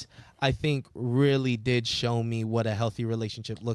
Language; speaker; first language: English; native; English